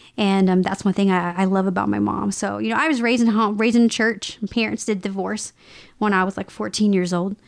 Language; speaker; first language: English; native; English